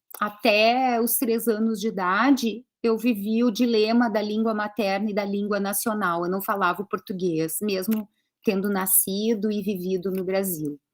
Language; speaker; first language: Portuguese; early bilingual, other home language; Greek